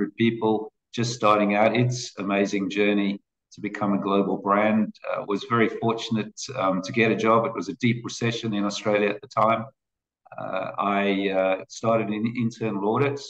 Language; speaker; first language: English; native; English